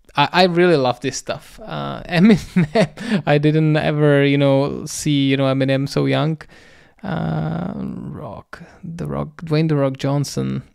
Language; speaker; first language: English; non-native, fluent; Czech